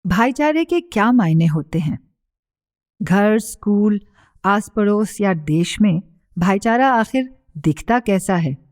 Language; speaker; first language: Hindi; native; Hindi